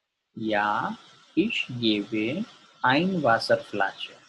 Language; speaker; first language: German; non-native, learner; Gujarati